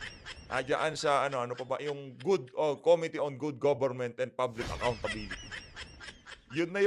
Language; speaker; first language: Filipino; native; Filipino